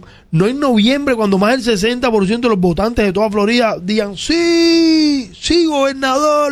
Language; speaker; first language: Spanish; native; Spanish